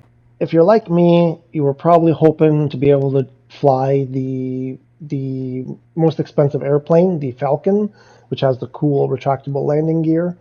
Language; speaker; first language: English; native; English